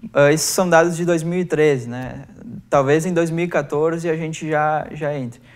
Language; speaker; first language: Portuguese; native; Portuguese